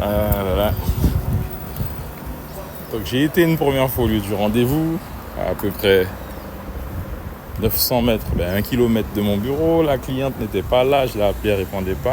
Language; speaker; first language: French; native; French